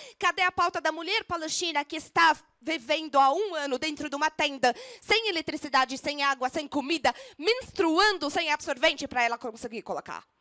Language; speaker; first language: Portuguese; non-native, fluent; Arabic